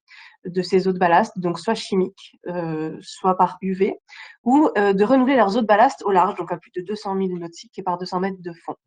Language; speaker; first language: French; native; French